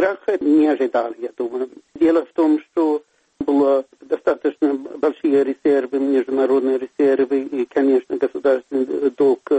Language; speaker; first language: Russian; non-native, fluent; Swedish